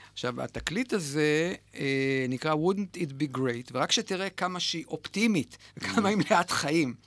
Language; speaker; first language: Hebrew; native; Hebrew